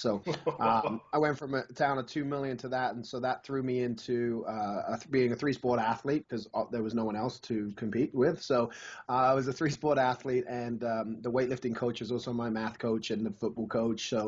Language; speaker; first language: English; native; English